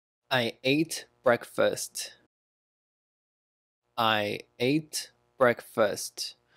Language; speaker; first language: English; non-native, fluent; Chinese